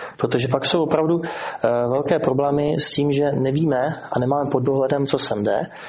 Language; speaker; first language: Czech; native; Czech